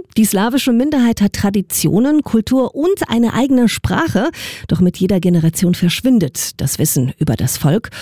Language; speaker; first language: German; native; German